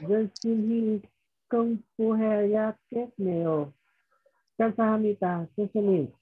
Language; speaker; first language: Korean; non-native, learner; Vietnamese